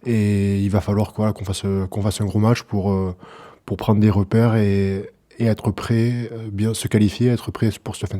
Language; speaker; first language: French; native; French